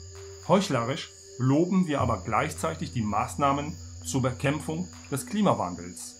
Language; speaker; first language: German; native; German